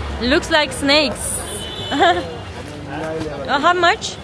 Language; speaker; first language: English; non-native, learner; Turkish